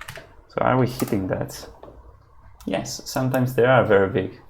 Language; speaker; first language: English; non-native, fluent; Spanish